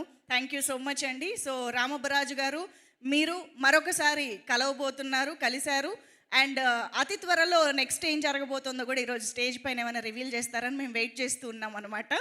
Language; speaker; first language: Telugu; native; Telugu